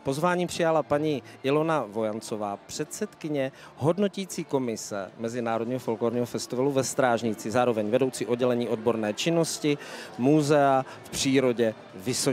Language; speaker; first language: Czech; native; Czech